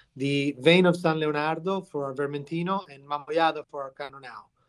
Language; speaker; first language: English; early bilingual, other home language; Italian